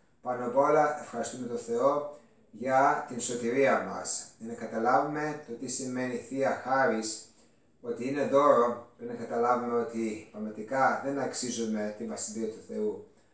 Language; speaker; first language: Greek; early bilingual, other home language; English